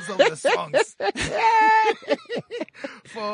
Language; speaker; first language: English; non-native, local second language; Northern Sotho